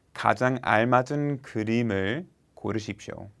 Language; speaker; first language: Korean; non-native, fluent; English